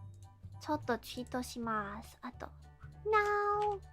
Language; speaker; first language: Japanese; non-native, learner; English